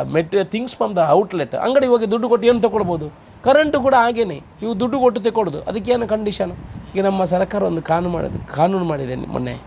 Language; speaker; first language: Kannada; non-native, local second language; Tulu